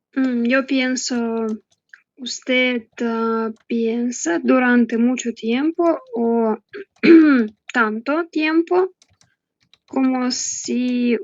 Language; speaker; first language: Spanish; non-native, learner; Russian